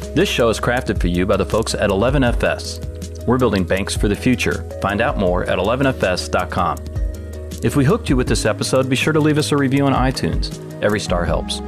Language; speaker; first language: English; native; English